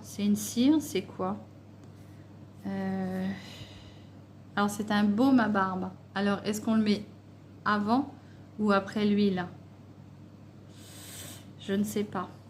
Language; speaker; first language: French; native; French